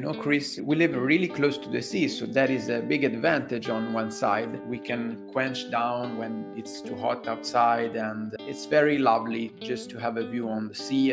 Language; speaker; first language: English; non-native, fluent; Italian